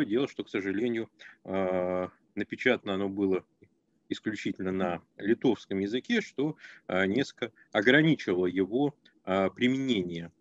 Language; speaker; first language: Russian; native; Russian